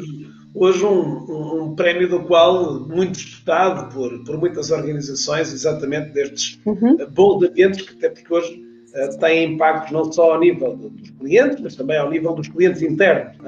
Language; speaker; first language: Portuguese; native; Portuguese